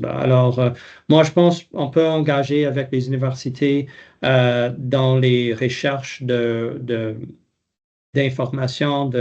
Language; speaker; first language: French; non-native, local second language; English